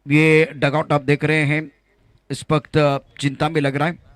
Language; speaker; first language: Hindi; non-native, local second language; Marathi